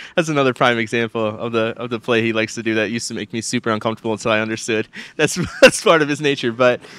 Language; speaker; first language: English; native; English